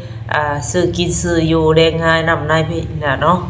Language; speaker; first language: Thai; non-native, local second language; Lao